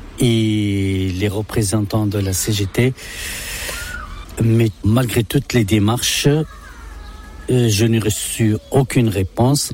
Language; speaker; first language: French; non-native, local second language; Arabic